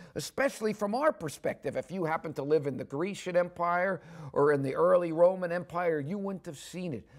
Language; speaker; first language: English; native; English